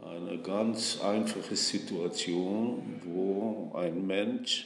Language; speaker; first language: German; non-native, fluent; Hebrew